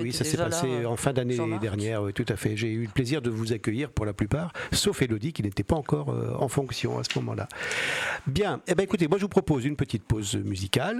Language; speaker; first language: French; native; French